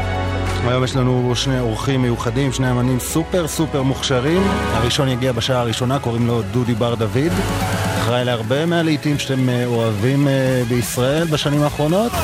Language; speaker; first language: Hebrew; native; Hebrew